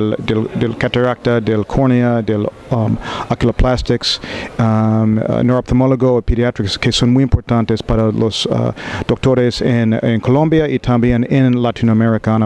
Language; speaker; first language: Spanish; non-native, learner; English